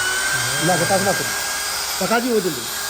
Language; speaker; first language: Russian; non-native, learner; Hindi